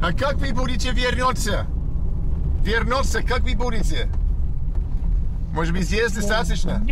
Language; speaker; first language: Russian; non-native, learner; English